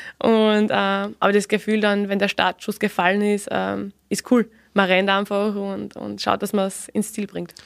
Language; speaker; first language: German; native; German